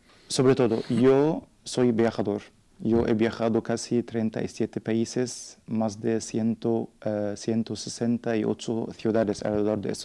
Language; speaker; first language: Spanish; non-native, learner; Arabic